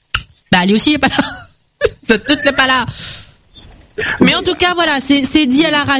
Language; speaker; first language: French; native; French